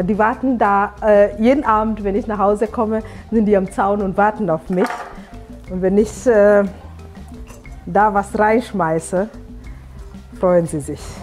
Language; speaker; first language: German; non-native, fluent; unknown